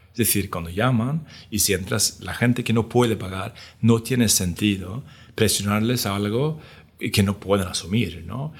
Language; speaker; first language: Spanish; non-native, fluent; Swedish